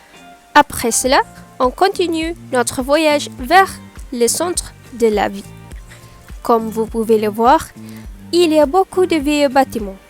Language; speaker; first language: French; non-native, learner; Malay